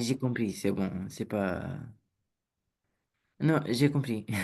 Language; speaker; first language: French; non-native, learner; Romanian